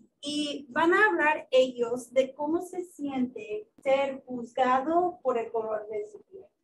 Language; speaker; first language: Spanish; non-native, fluent; English